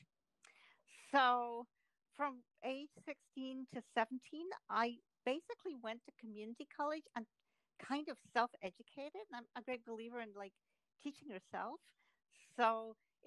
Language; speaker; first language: English; native; English